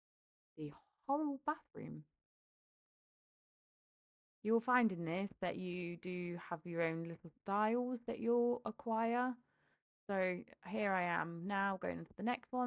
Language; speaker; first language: English; native; English